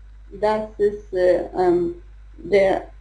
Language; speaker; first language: German; non-native, learner; Russian